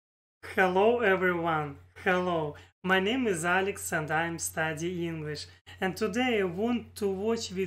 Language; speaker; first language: English; non-native, learner; Russian